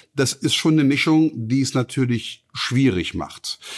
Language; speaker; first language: German; native; German